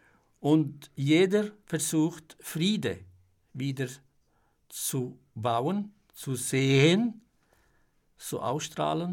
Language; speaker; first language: German; non-native, fluent; Arabic